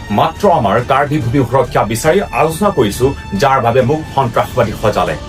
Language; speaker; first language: Assamese; non-native, local second language; Karbi